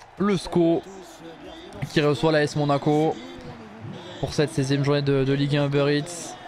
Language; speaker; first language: French; native; French